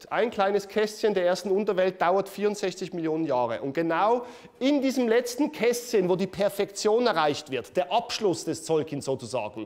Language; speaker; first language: German; native; German